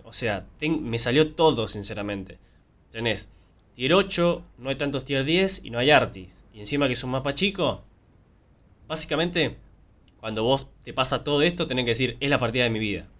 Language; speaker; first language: Spanish; native; Spanish